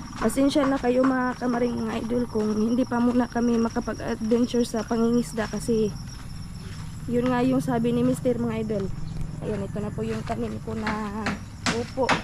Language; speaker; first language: Filipino; native; Filipino